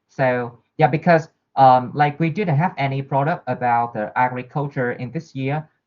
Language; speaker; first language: English; non-native, learner; Vietnamese